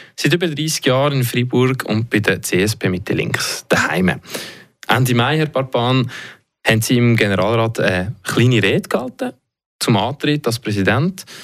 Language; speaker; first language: German; native; German